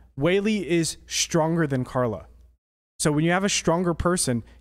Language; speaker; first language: English; native; English